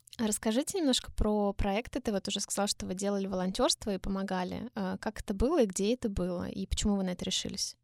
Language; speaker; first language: Russian; native; Russian